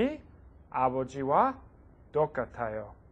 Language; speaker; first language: Korean; non-native, learner; English